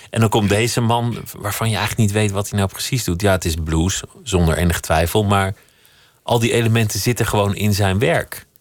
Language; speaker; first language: Dutch; native; Dutch